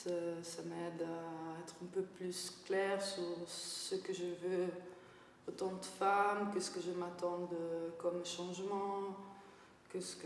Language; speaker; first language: French; non-native, fluent; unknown